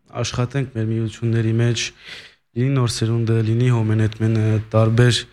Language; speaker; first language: Armenian; native; Armenian